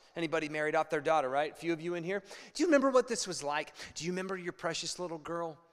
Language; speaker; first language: English; native; English